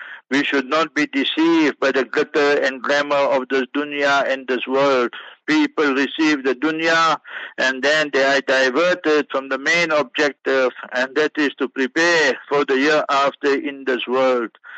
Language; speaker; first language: English; native; English